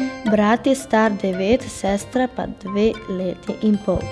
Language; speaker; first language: Slovenian; non-native, local second language; Romany